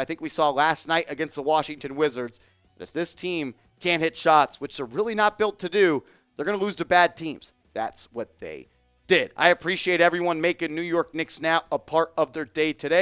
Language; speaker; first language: English; native; English